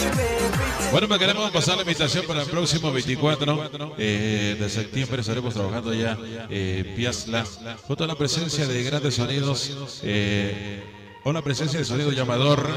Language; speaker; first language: Spanish; native; Spanish